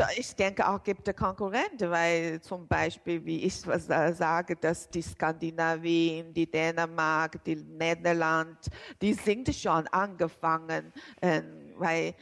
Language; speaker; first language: German; non-native, learner; Chinese